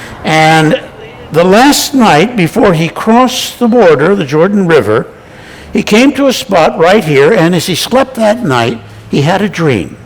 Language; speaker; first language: English; native; English